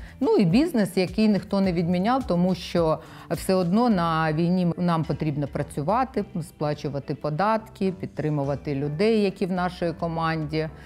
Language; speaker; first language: Ukrainian; non-native, local second language; Russian